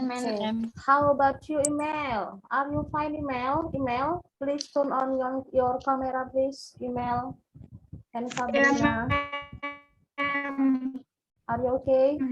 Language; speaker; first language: English; non-native, fluent; Indonesian